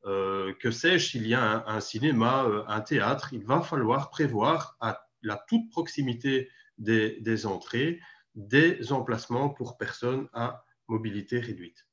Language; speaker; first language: French; native; French